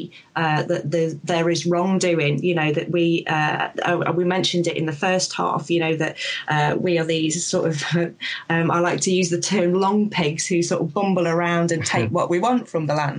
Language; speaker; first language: English; native; English